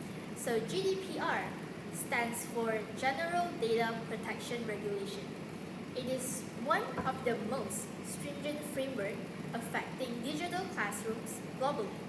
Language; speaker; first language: English; non-native, local second language; Malay